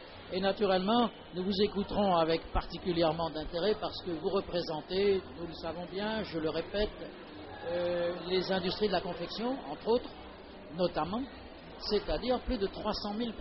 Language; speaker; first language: French; native; French